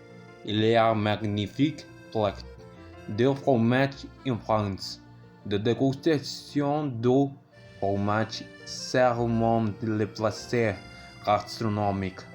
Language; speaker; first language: French; non-native, learner; Spanish